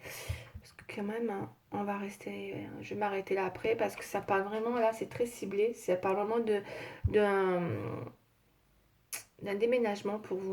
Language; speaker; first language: French; native; French